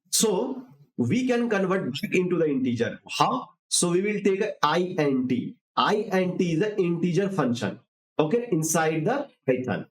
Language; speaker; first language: English; non-native, local second language; Hindi